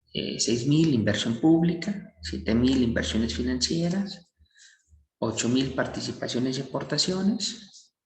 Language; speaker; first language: Spanish; native; Spanish